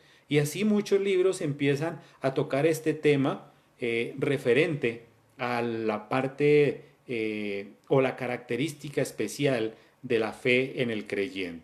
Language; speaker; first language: Spanish; native; Spanish